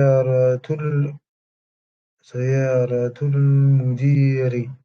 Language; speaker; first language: Arabic; non-native, learner; French